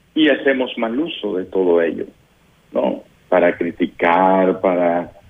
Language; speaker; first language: Spanish; native; Spanish